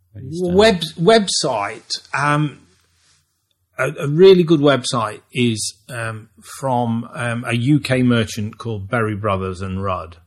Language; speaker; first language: English; native; English